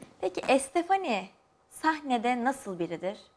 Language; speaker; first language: Turkish; early bilingual, other home language; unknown